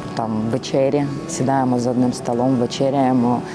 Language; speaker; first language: Ukrainian; native; Ukrainian